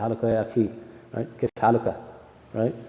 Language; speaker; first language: Arabic; non-native, learner; English